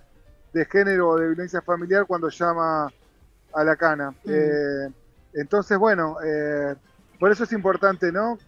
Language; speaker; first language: Spanish; native; Spanish